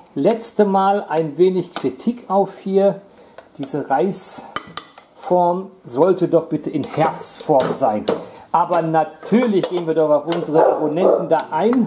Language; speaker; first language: German; native; German